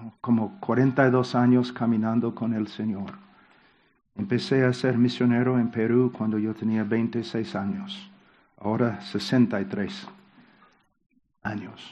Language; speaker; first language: Spanish; non-native, fluent; English